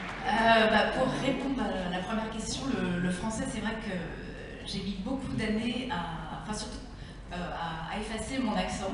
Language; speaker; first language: French; native; French